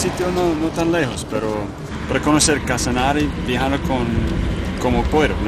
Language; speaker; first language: Spanish; non-native, learner; English